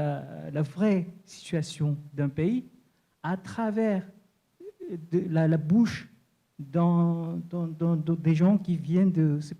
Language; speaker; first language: French; non-native, fluent; Korean